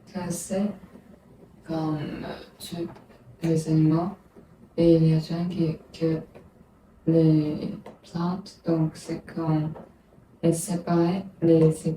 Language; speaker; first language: French; non-native, learner; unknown